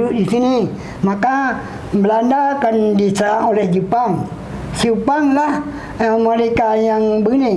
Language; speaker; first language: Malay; non-native, local second language; Achinese